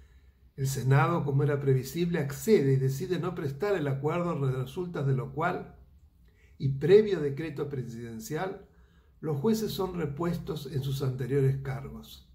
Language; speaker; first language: Spanish; native; Spanish